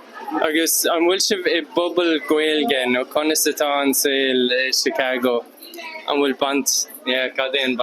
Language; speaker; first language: Irish; non-native, local second language; English